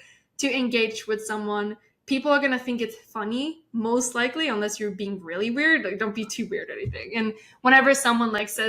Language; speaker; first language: English; non-native, fluent; Swedish